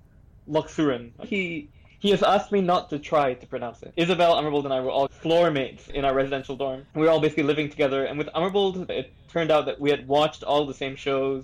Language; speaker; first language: English; native; English